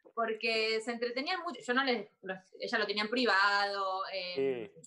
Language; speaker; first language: Spanish; native; Spanish